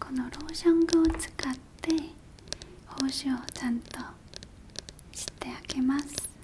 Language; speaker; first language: Japanese; non-native, learner; Korean